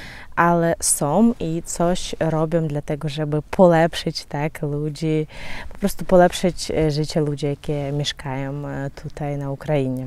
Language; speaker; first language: Polish; non-native, fluent; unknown